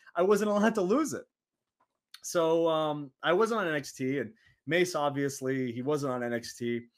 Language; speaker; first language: English; early bilingual, other home language; Arabic